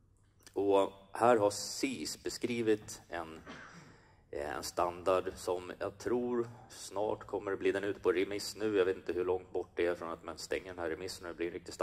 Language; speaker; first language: Swedish; native; Swedish